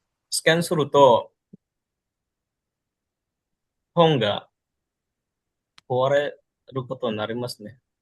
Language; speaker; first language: Japanese; non-native, fluent; Indonesian